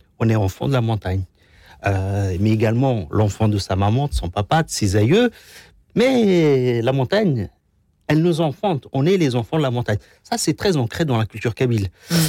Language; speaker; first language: French; non-native, local second language; Kabyle